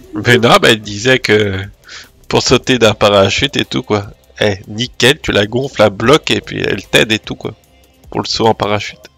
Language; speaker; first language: French; native; French